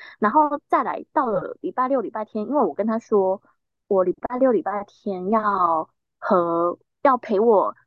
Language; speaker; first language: Chinese; native; Chinese